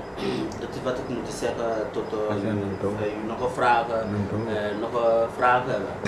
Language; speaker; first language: Dutch; non-native, learner; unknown